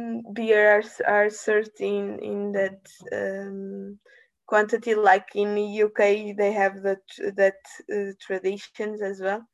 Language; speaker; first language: English; non-native, learner; Portuguese